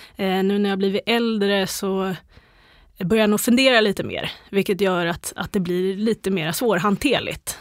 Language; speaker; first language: Swedish; native; Swedish